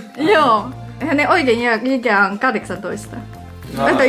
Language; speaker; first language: Finnish; non-native, learner; Chinese